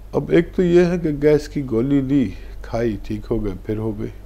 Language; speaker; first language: Hindi; native; Hindi